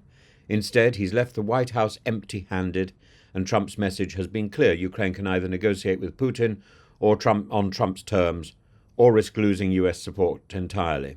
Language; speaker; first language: English; native; English